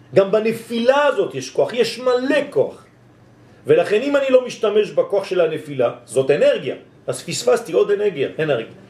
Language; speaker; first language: Hebrew; non-native, fluent; French